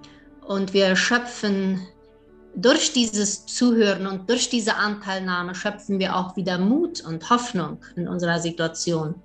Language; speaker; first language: German; early bilingual, heritage; German